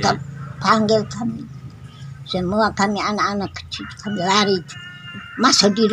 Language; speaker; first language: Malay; non-native, local second language; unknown